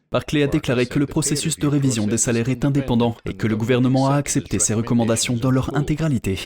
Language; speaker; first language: French; native; French